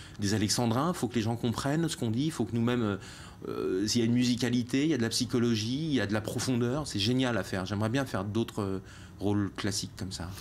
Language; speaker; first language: French; native; French